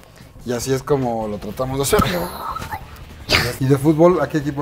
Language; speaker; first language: Spanish; native; Spanish